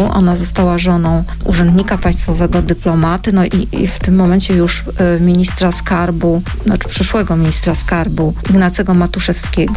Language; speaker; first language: Polish; native; Polish